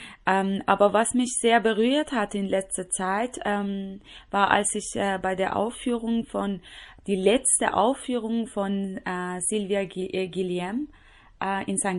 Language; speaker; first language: German; non-native, fluent; Persian